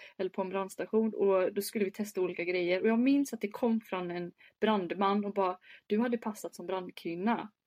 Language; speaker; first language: Swedish; early bilingual, other home language; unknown